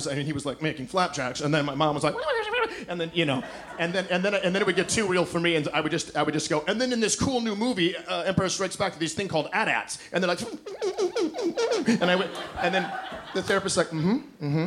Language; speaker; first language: English; native; English